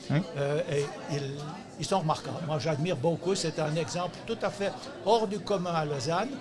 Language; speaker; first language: French; native; French